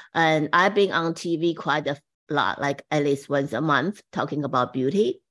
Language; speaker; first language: English; non-native, fluent; Chinese